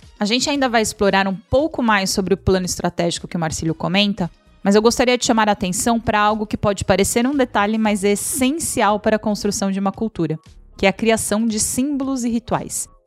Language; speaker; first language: Portuguese; native; Portuguese